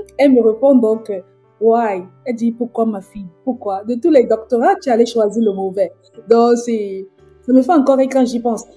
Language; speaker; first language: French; native; French